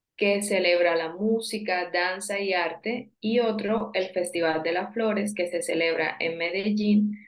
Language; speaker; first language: Spanish; native; Spanish